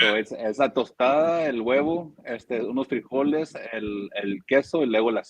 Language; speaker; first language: Spanish; early bilingual, other home language; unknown